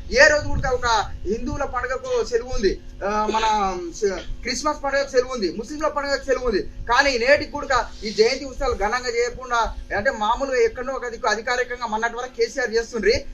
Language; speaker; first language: Telugu; non-native, local second language; Lambadi